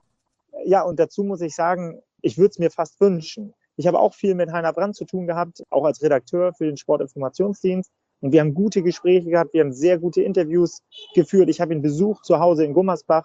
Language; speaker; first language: German; native; German